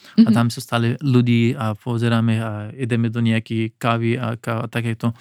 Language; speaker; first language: Slovak; non-native, learner; Pashto